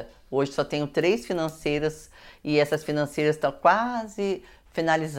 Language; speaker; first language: Portuguese; native; Portuguese